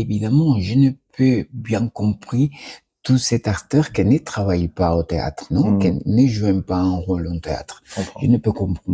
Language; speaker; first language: French; non-native, learner; Spanish